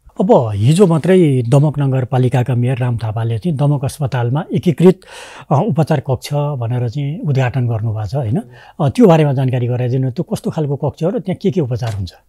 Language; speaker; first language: Nepali; native; Nepali